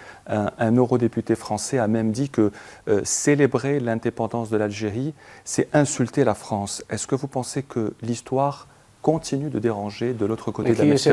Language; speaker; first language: French; non-native, local second language; Arabic